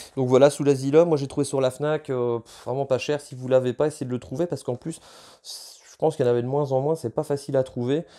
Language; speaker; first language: French; native; French